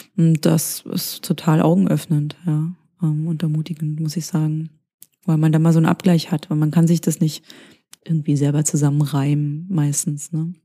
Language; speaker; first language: German; native; German